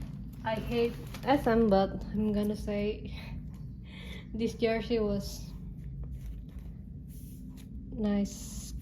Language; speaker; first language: English; non-native, learner; Indonesian